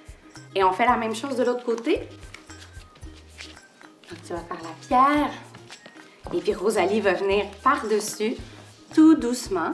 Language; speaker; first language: French; native; French